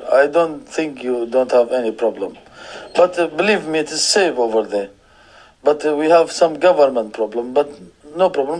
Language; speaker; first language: English; non-native, learner; Arabic